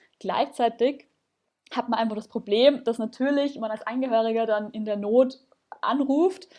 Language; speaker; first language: German; native; German